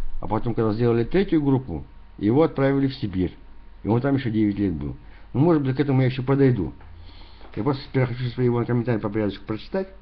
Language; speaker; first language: Russian; native; Russian